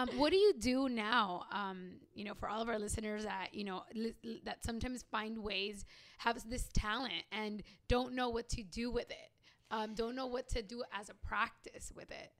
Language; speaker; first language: English; early bilingual, other home language; Spanish